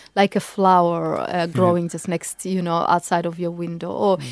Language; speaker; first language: English; non-native, local second language; Somali